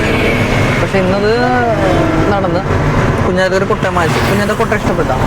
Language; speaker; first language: Malayalam; native; Malayalam